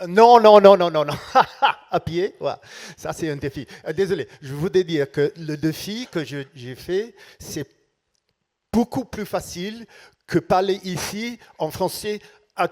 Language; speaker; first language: French; non-native, learner; English